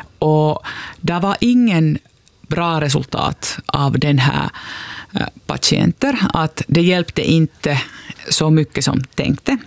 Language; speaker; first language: Swedish; non-native, local second language; Finnish